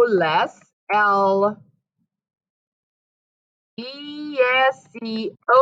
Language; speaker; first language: Spanish; non-native, fluent; English